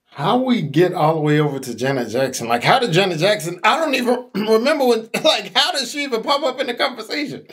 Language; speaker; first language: English; native; English